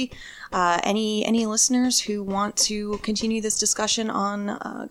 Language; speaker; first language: English; native; English